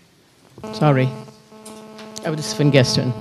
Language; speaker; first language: German; non-native, fluent; English